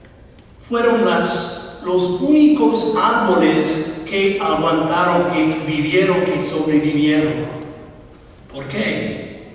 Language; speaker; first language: Spanish; non-native, fluent; English